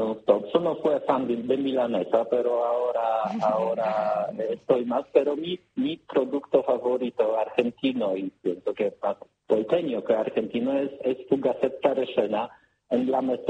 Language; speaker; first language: Spanish; non-native, learner; Polish